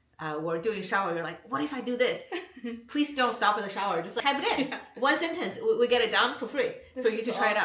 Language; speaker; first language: English; non-native, fluent; Chinese